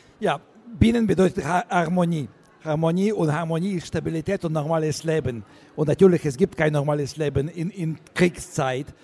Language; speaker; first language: German; non-native, learner; Russian